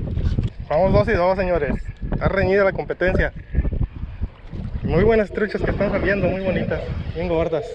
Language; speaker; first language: Spanish; native; Spanish